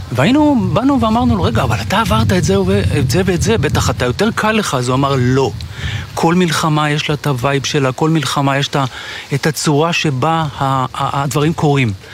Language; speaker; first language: Hebrew; native; Hebrew